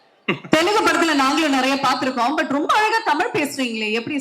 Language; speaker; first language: Tamil; native; Tamil